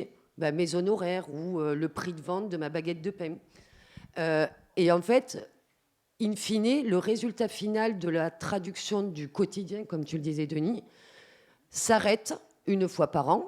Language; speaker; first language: French; native; French